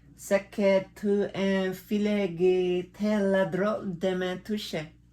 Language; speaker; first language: French; non-native, learner; English